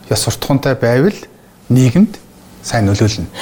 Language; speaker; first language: Mongolian; native; Mongolian